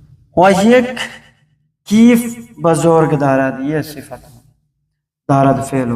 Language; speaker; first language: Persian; non-native, fluent; Urdu